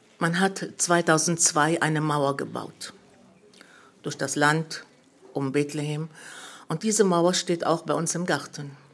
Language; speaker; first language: German; early bilingual, other home language; Arabic